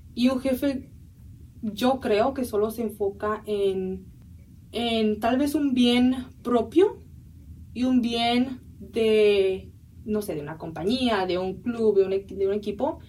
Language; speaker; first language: Spanish; early bilingual, heritage; Spanish